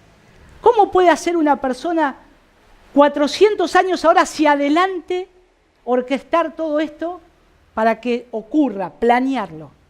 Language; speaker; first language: Spanish; native; Spanish